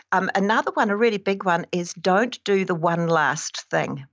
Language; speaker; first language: English; native; English